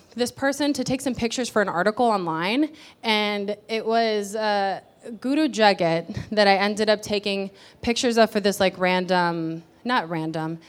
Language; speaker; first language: English; early bilingual, other home language; Spanish